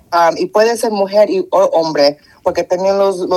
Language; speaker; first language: Spanish; early bilingual, heritage; Spanish